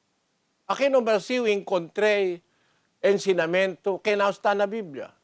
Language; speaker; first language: Portuguese; non-native, learner; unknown